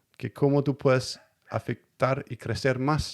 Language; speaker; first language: Spanish; non-native, learner; Danish